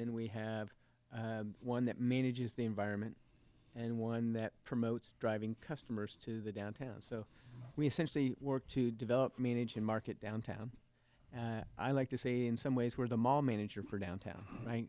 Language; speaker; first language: English; native; English